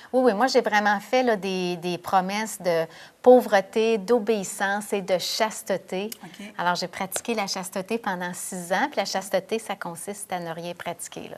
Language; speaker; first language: French; native; French